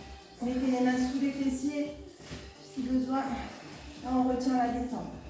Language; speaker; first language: French; native; French